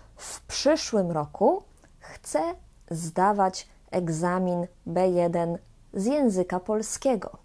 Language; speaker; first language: Polish; native; Polish